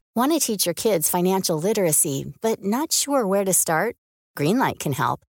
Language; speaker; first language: English; native; English